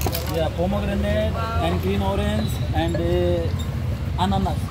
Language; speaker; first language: English; non-native, learner; Hindi